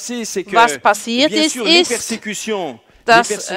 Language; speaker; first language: German; non-native, fluent; French